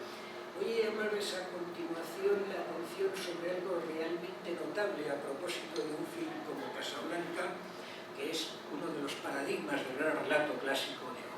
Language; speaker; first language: Spanish; native; Spanish